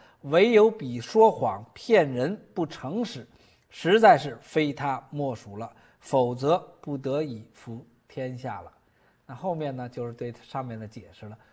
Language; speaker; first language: Chinese; native; Chinese